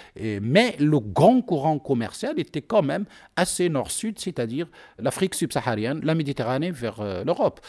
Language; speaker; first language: French; non-native, local second language; Arabic